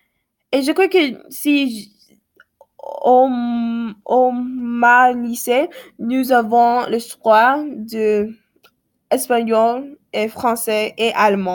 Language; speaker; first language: French; non-native, learner; English